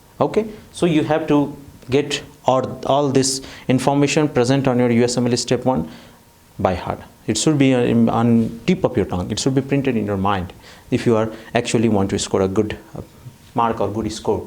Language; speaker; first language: English; non-native, fluent; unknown